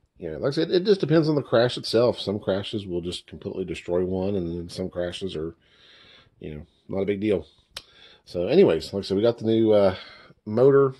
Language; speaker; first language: English; native; English